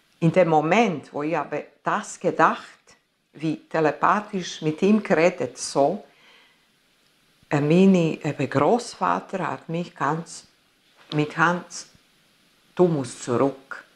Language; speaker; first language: German; non-native, fluent; Italian